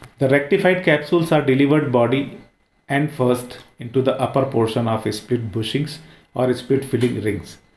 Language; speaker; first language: English; non-native, local second language; Hindi